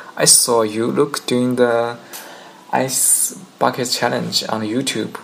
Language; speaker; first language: English; non-native, fluent; Chinese